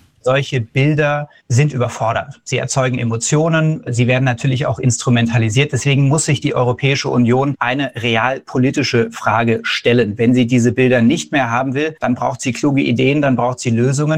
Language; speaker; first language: German; native; German